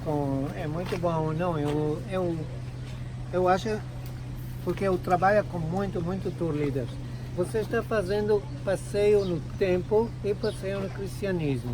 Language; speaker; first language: Portuguese; non-native, fluent; Hebrew